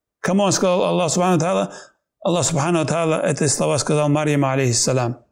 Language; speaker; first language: Russian; non-native, local second language; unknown